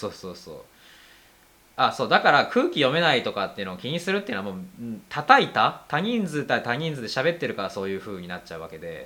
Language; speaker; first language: Japanese; native; Japanese